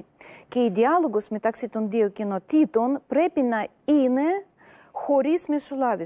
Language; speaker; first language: Greek; non-native, learner; Russian